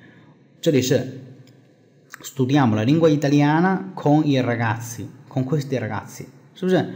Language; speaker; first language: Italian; non-native, fluent; Chinese